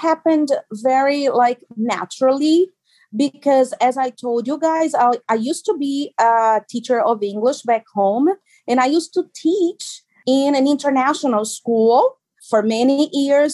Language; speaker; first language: English; non-native, fluent; Portuguese